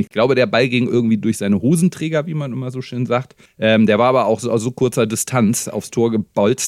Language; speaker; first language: German; native; German